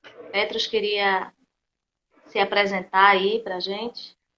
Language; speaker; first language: Portuguese; native; Portuguese